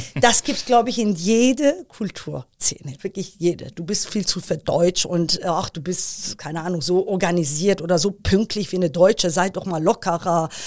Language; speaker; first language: German; early bilingual, other home language; Persian